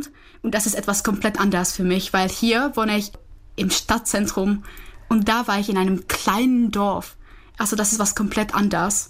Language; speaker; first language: German; non-native, fluent; Czech